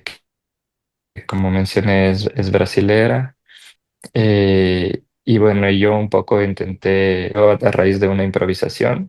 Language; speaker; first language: Spanish; native; Spanish